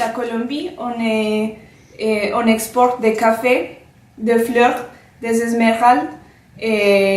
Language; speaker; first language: French; non-native, fluent; Spanish